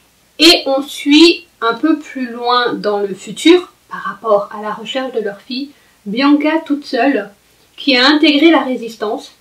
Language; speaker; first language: French; native; French